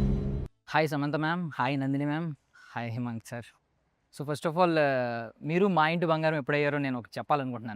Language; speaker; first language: Telugu; native; Telugu